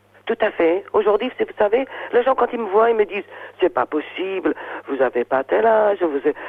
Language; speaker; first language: French; non-native, fluent; Portuguese